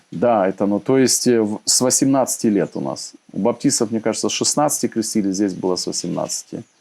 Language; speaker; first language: Russian; native; Russian